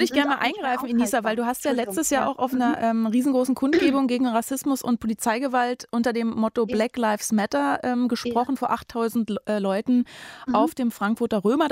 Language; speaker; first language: German; native; German